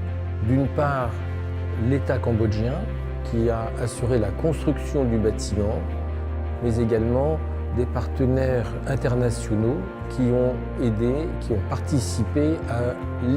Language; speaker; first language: French; native; French